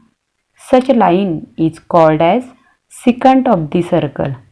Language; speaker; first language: English; non-native, local second language; Marathi